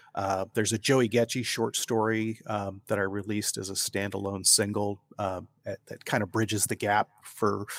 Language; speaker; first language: English; native; English